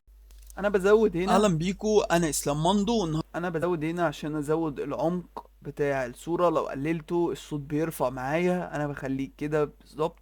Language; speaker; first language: Arabic; native; Arabic